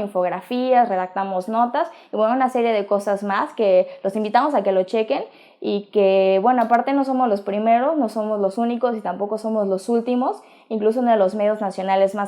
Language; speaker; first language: Spanish; native; Spanish